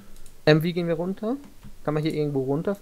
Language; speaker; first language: German; native; German